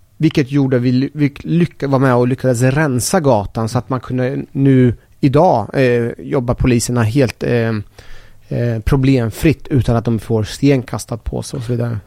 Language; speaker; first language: Swedish; early bilingual, other home language; Persian